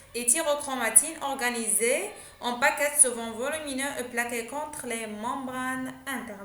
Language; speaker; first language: French; non-native, local second language; Arabic